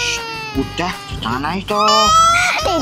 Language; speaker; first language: Indonesian; native; Indonesian